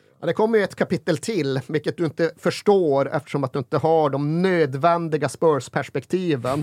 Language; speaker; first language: Swedish; native; Swedish